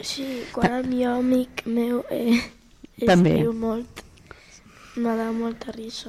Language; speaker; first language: Catalan; non-native, local second language; Spanish